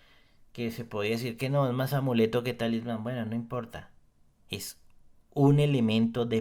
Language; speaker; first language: Spanish; native; Spanish